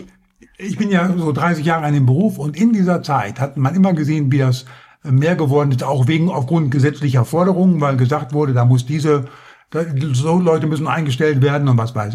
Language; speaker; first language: German; native; German